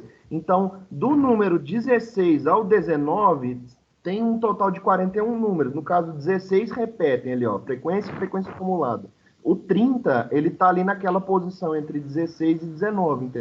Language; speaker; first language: Portuguese; native; Portuguese